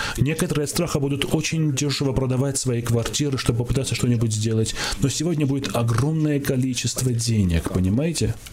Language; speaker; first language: Russian; non-native, local second language; Armenian